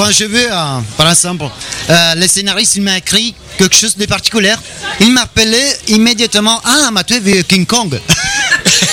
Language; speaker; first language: French; non-native, learner; Italian